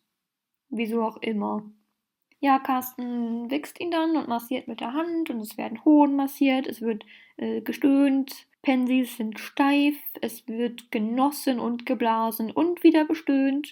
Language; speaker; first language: German; native; German